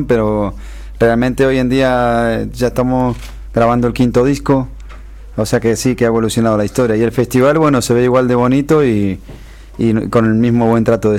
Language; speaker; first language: Spanish; native; Spanish